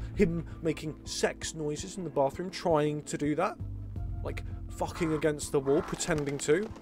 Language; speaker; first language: English; native; English